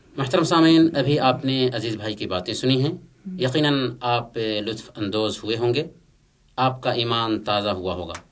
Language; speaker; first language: Urdu; native; Urdu